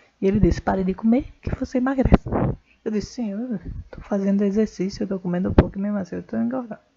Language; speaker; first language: Portuguese; native; Portuguese